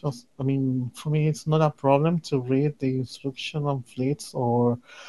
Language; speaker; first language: English; non-native, learner; Spanish